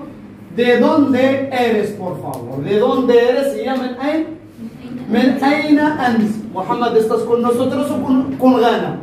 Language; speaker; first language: Spanish; non-native, fluent; Arabic